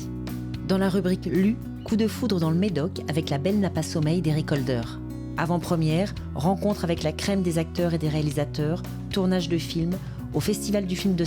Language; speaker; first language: French; native; French